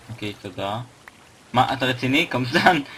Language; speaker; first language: Hebrew; native; Hebrew